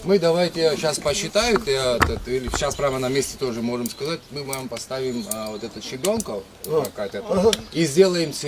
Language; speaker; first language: Russian; non-native, local second language; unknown